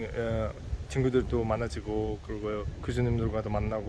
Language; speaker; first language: Korean; non-native, fluent; Mongolian